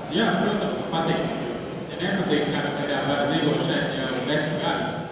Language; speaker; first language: Latvian; non-native, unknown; Vietnamese